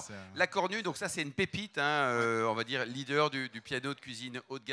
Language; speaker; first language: French; native; French